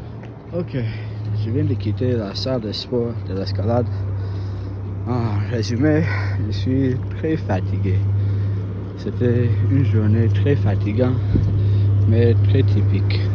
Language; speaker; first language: French; non-native, fluent; English